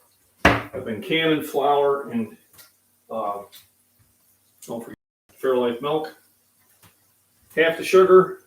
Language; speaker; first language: English; native; English